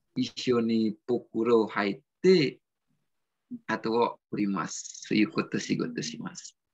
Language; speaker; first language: Japanese; non-native, fluent; Indonesian